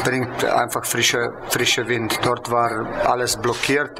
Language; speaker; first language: German; non-native, fluent; Slovenian